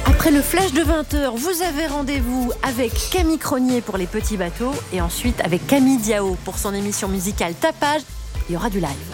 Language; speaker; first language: French; native; French